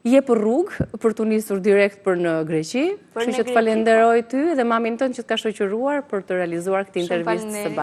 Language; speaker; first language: Albanian; native; Albanian